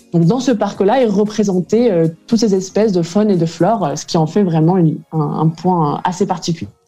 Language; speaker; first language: French; native; French